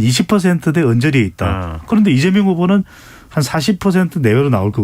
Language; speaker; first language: Korean; native; Korean